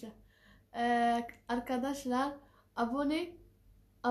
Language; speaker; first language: Turkish; non-native, learner; Arabic